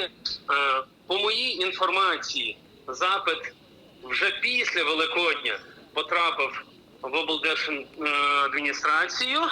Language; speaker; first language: Ukrainian; native; Ukrainian